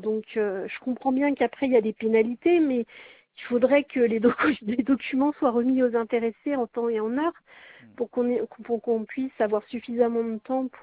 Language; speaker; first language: French; native; French